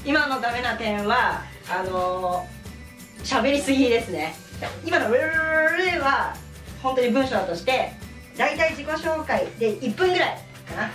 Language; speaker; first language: Japanese; native; Japanese